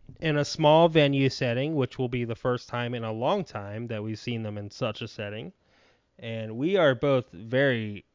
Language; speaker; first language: English; native; English